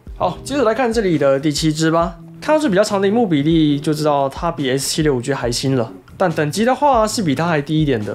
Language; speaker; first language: Chinese; native; Chinese